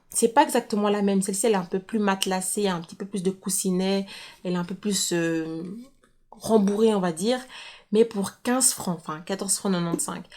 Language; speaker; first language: French; native; French